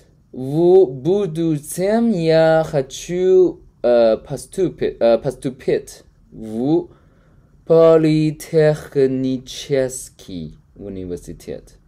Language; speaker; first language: Russian; non-native, learner; Chinese